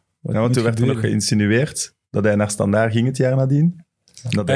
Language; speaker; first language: Dutch; native; Dutch